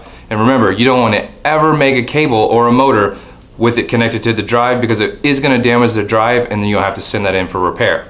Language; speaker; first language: English; native; English